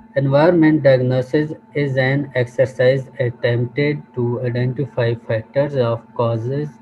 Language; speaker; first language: English; non-native, local second language; Urdu